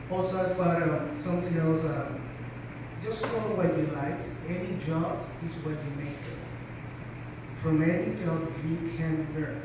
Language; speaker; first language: English; non-native, fluent; Spanish